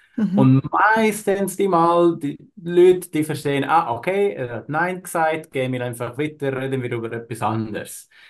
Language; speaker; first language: German; non-native, learner; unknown